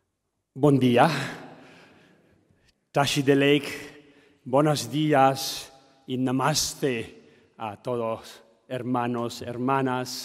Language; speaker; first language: Spanish; non-native, learner; Tibetan